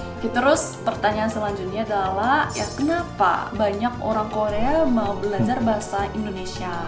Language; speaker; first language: Indonesian; non-native, fluent; Korean